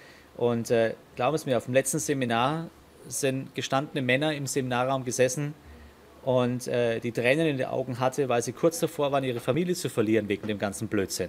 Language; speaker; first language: German; native; German